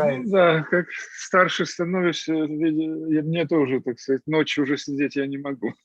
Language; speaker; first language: Russian; native; Russian